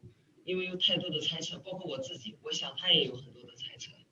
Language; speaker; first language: Chinese; native; Chinese